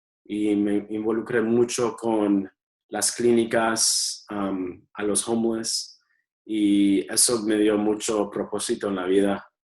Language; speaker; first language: Spanish; early bilingual, heritage; Spanish